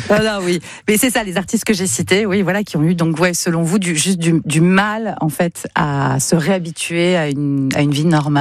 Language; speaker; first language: French; native; French